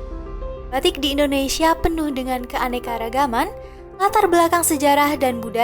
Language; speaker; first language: Indonesian; native; Indonesian